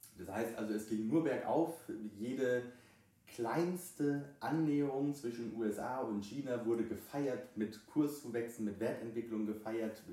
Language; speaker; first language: German; native; German